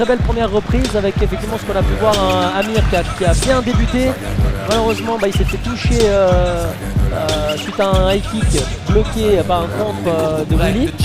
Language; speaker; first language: French; native; French